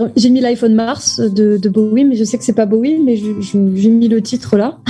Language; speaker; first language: French; native; French